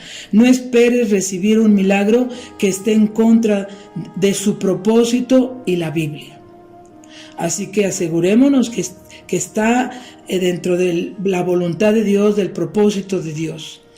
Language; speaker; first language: Spanish; native; Spanish